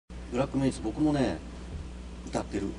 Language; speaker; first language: Japanese; native; Japanese